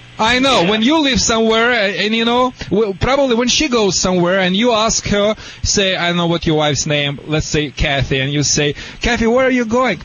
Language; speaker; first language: English; non-native, fluent; Russian